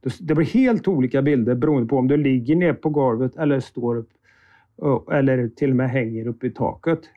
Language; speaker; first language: Swedish; native; Swedish